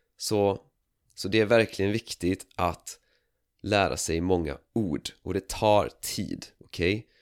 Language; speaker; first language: Swedish; native; Swedish